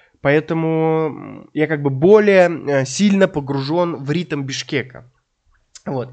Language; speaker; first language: Russian; native; Russian